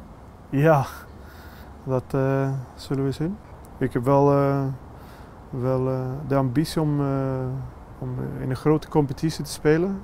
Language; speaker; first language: Dutch; non-native, fluent; Swedish